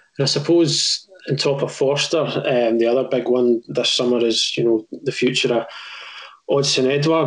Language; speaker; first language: English; native; English